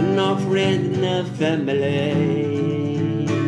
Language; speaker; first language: English; non-native, learner; Arabic